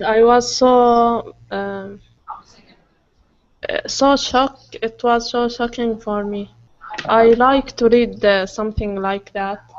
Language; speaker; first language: English; non-native, learner; Arabic